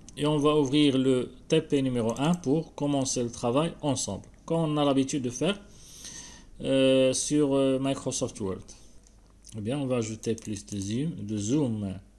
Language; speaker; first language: French; non-native, local second language; Arabic